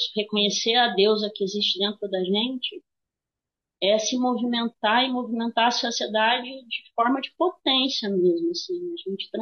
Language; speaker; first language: Portuguese; native; Portuguese